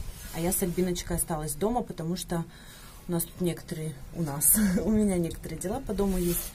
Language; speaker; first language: Russian; native; Russian